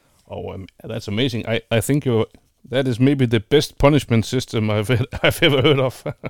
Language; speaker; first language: English; non-native, fluent; Danish